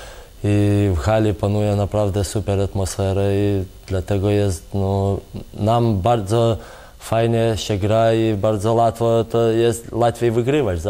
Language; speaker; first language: Polish; non-native, fluent; Lithuanian